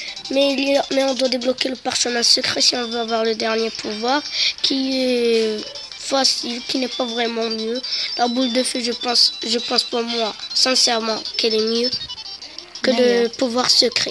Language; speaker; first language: French; native; French